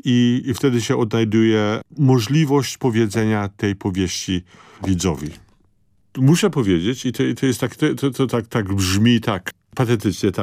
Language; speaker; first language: Polish; early bilingual, other home language; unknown